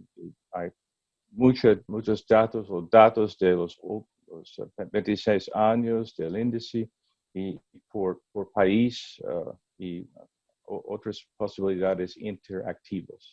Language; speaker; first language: Spanish; non-native, learner; English